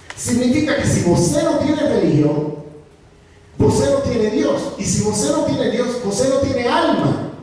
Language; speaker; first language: Portuguese; non-native, learner; Spanish